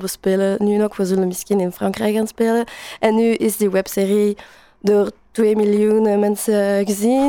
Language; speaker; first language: Dutch; non-native, learner; French